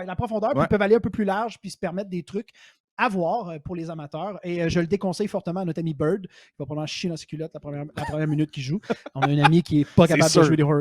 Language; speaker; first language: French; native; French